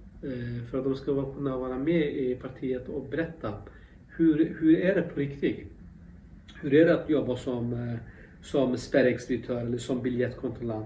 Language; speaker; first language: Swedish; non-native, local second language; Kurdish